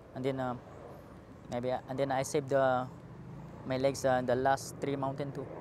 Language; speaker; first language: English; non-native, learner; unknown